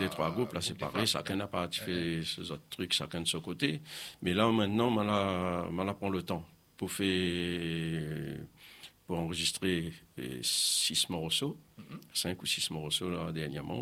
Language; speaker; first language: French; non-native, local second language; Réunion Creole French